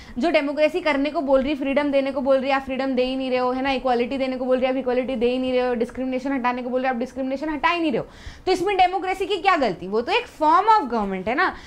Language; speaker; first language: Hindi; native; Hindi